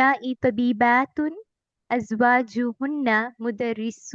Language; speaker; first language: Arabic; non-native, learner; Urdu